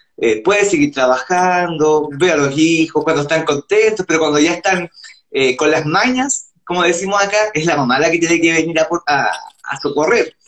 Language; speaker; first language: Spanish; native; Spanish